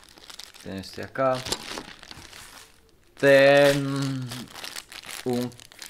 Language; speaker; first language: Spanish; non-native, learner; Portuguese